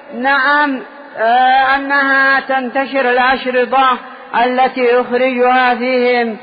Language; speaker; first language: Arabic; native; Arabic